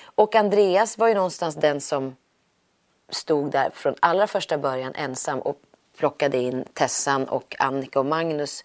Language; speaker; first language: Swedish; native; Swedish